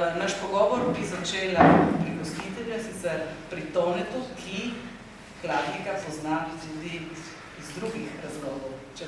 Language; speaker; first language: Slovenian; native; Slovenian